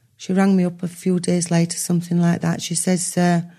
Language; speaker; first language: English; native; English